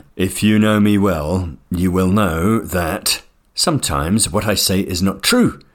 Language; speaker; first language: English; native; English